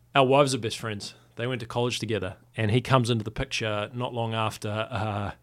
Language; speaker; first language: English; native; English